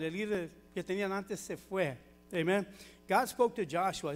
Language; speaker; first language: Spanish; early bilingual, heritage; Spanish